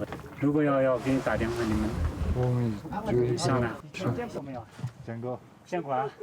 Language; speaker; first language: Chinese; native; Chinese